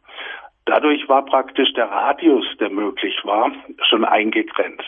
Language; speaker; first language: German; native; German